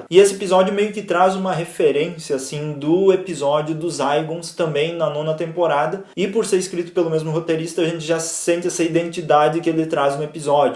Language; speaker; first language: Portuguese; native; Portuguese